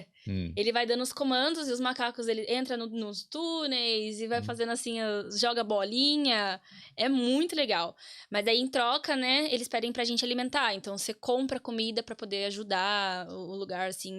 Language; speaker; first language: Portuguese; native; Portuguese